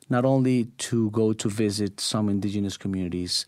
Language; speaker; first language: English; non-native, fluent; Spanish